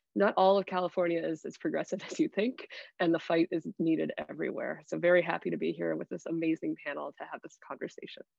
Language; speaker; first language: English; native; English